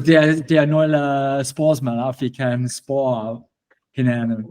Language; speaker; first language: Danish; non-native, learner; English